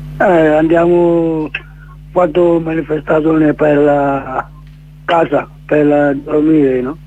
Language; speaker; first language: Italian; non-native, learner; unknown